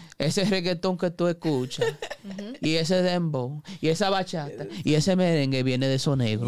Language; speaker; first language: Spanish; early bilingual, heritage; Spanish